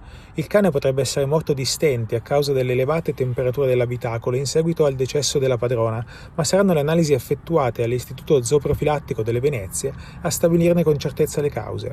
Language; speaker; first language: Italian; native; Italian